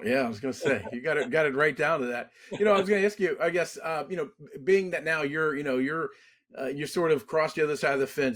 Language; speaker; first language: English; native; English